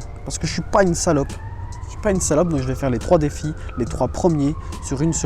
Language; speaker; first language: French; native; French